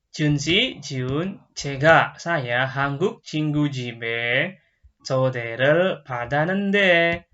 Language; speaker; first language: Korean; non-native, fluent; Indonesian